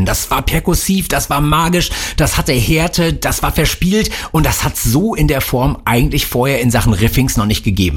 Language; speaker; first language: German; native; German